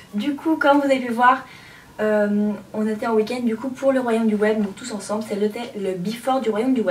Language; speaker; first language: French; native; French